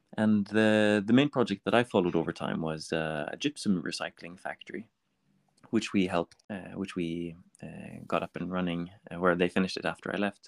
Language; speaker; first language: English; non-native, fluent; Norwegian